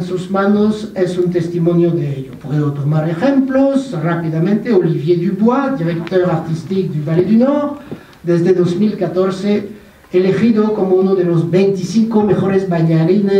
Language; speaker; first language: Spanish; non-native, fluent; French